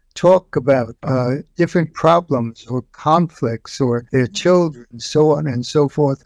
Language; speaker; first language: English; native; English